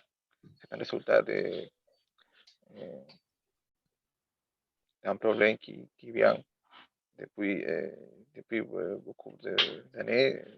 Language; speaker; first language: French; non-native, learner; Spanish